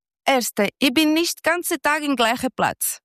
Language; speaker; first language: German; non-native, learner; Portuguese